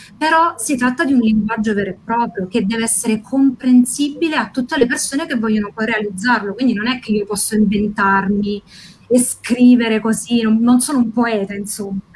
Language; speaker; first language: Italian; native; Italian